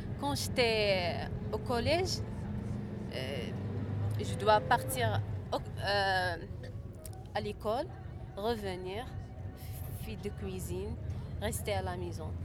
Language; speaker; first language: French; non-native, learner; Arabic